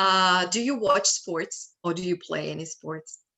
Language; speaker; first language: English; non-native, fluent; Russian